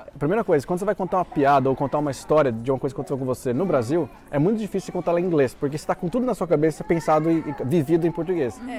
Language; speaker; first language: Portuguese; native; Portuguese